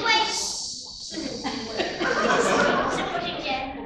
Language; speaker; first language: Chinese; early bilingual, heritage; Chinese